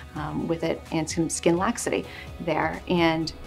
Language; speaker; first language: English; native; English